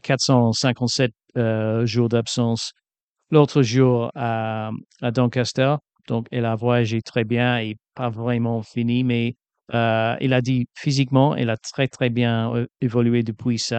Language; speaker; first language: French; non-native, fluent; English